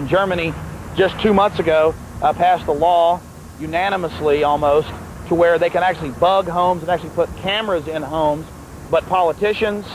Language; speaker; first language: English; native; English